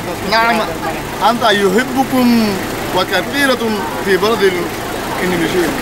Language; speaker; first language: Arabic; non-native, learner; Rohingya